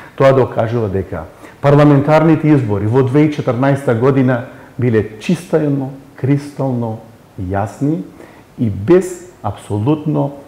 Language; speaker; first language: Macedonian; native; Macedonian